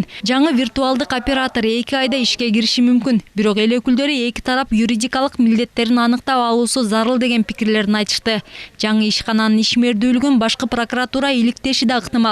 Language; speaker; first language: Kyrgyz; native; Kyrgyz